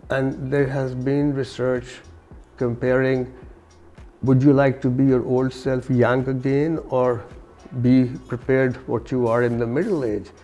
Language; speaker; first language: English; non-native, local second language; Urdu